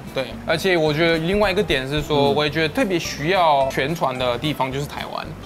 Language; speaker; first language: Chinese; non-native, fluent; French